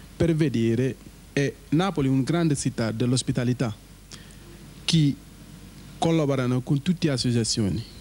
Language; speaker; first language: Italian; non-native, learner; Wolof